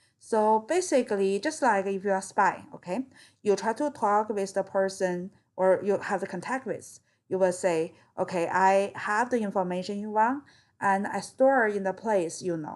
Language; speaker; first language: English; non-native, fluent; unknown